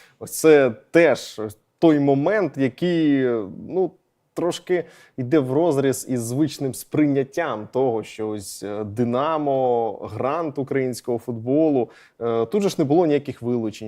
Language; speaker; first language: Ukrainian; native; Ukrainian